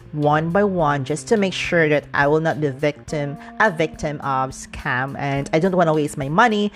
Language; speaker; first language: English; non-native, local second language; Cebuano